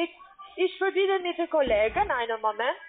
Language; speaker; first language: German; non-native, learner; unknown